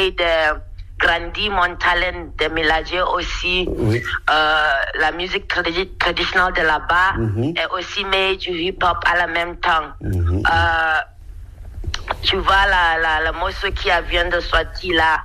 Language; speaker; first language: French; non-native, learner; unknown